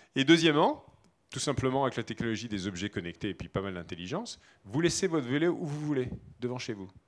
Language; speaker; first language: French; native; French